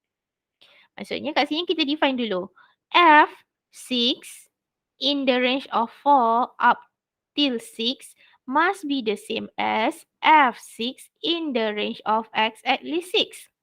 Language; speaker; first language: English; non-native, local second language; Malay